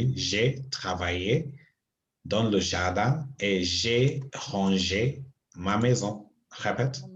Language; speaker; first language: French; non-native, fluent; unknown